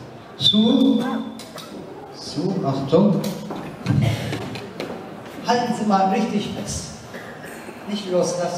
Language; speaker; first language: German; non-native, learner; Turkish